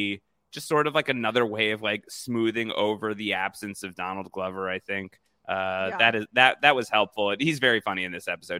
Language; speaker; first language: English; native; English